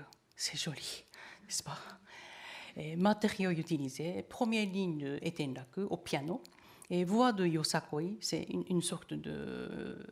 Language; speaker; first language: French; non-native, learner; Japanese